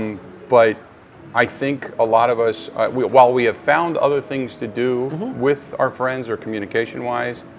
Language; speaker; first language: English; native; English